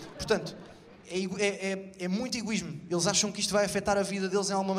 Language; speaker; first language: Portuguese; native; Portuguese